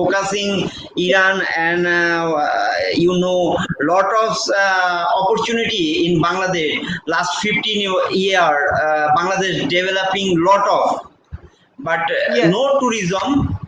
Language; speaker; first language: English; non-native, local second language; Bangla